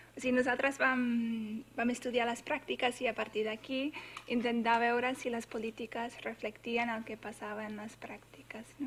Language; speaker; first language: Catalan; non-native, fluent; English